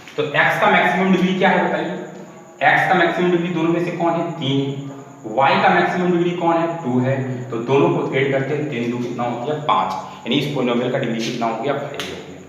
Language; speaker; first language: Hindi; native; Hindi